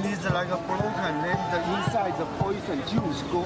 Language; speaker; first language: English; non-native, learner; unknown